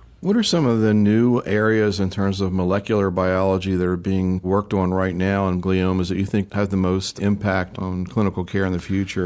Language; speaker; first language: English; native; English